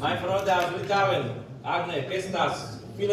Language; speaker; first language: German; non-native, learner; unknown